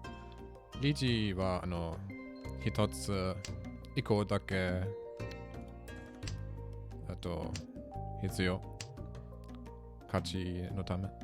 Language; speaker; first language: Japanese; non-native, learner; German